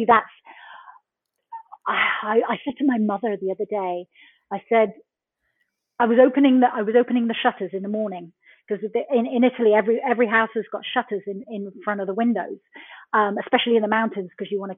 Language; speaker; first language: English; native; English